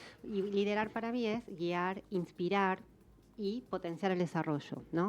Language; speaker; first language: Spanish; native; Spanish